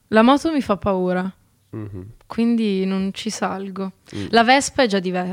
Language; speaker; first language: Italian; native; Italian